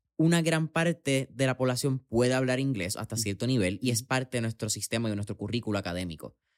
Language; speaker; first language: Spanish; native; Spanish